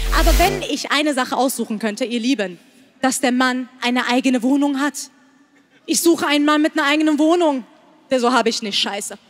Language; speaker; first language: German; early bilingual, other home language; Persian